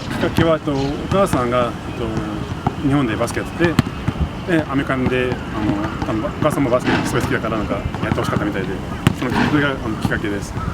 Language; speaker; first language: Japanese; early bilingual, heritage; Japanese